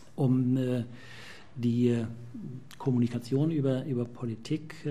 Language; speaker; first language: German; native; German